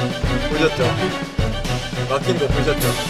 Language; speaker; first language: Korean; native; Korean